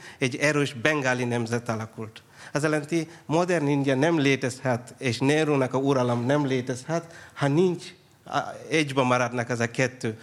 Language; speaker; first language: Hungarian; non-native, fluent; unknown